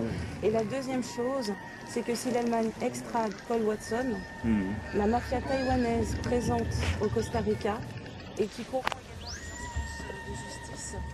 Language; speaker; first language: French; native; French